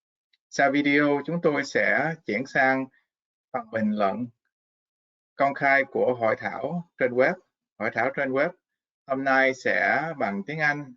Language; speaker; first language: Vietnamese; non-native, fluent; English